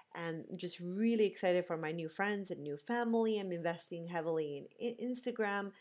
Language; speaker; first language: English; non-native, fluent; Bosnian